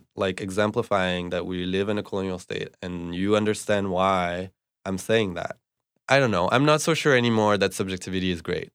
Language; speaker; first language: English; non-native, fluent; French